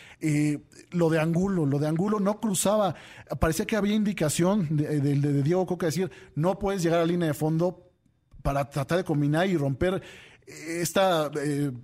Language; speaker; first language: Spanish; native; Spanish